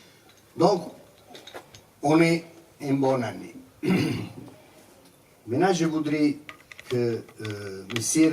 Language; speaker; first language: French; non-native, fluent; Italian